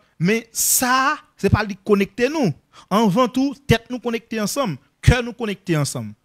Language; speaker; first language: French; non-native, local second language; Haitian Creole